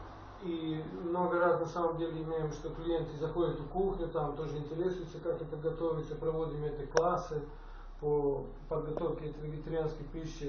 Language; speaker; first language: Russian; non-native, fluent; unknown